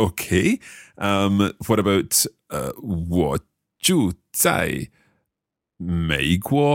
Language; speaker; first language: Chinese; non-native, learner; English